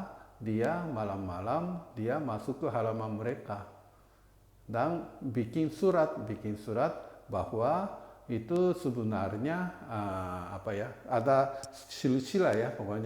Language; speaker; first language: Indonesian; non-native, fluent; Japanese